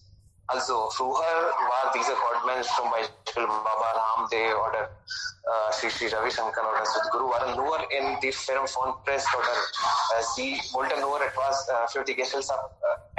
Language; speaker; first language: German; non-native, learner; Hindi